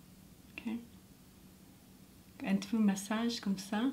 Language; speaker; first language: French; non-native, learner; English